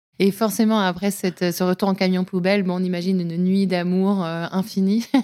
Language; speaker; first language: French; native; French